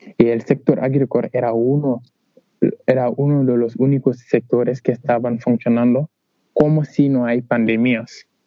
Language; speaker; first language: Spanish; non-native, learner; Wolof